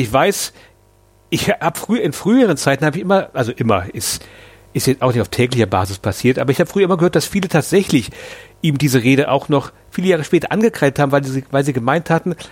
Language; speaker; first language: German; native; German